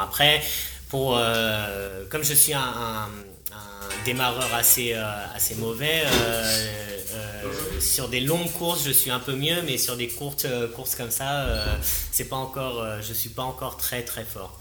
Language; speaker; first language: French; non-native, fluent; Japanese